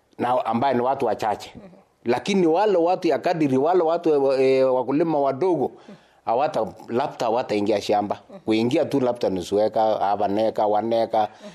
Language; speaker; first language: Swahili; non-native, local second language; Kikuyu